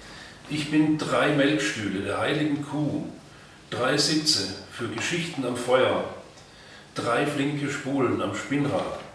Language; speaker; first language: German; native; German